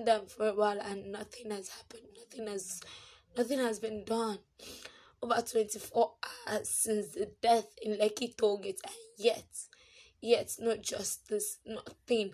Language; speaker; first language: English; non-native, local second language; Yoruba